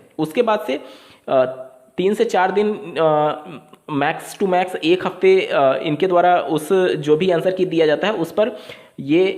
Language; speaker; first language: Hindi; native; Hindi